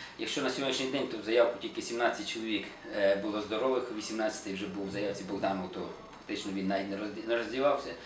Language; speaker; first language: Ukrainian; native; Ukrainian